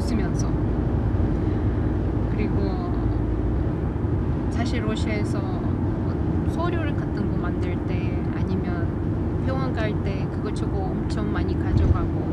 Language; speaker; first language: Korean; non-native, learner; Russian